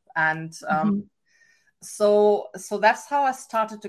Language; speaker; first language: English; non-native, fluent; German